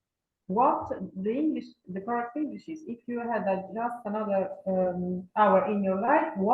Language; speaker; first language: English; non-native, learner; Italian